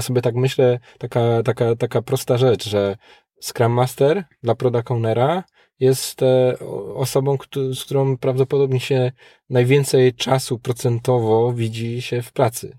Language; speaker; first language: Polish; native; Polish